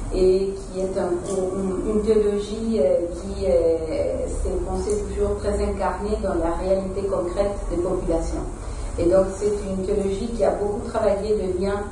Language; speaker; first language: French; non-native, fluent; Spanish